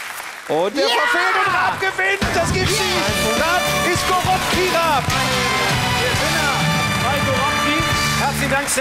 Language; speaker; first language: German; native; German